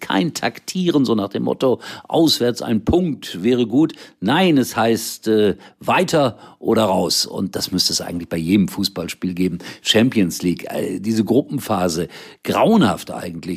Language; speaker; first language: German; native; German